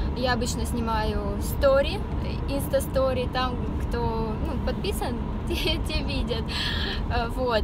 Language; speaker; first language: Russian; native; Russian